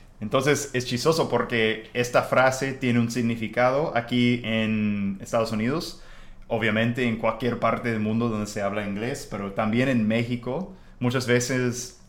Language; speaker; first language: Spanish; non-native, fluent; English